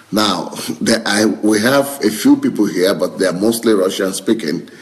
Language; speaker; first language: English; non-native, local second language; Yoruba